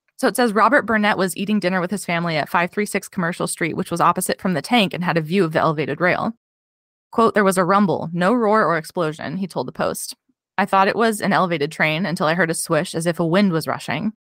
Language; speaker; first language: English; native; English